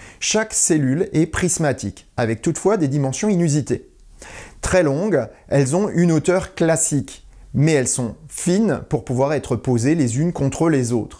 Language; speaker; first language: French; native; French